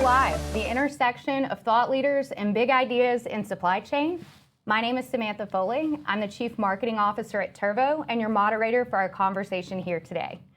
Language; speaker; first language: English; native; English